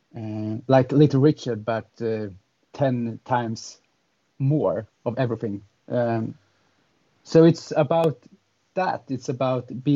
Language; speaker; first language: English; non-native, fluent; Swedish